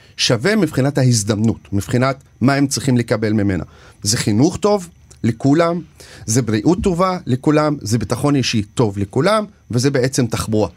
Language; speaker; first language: Hebrew; non-native, local second language; Arabic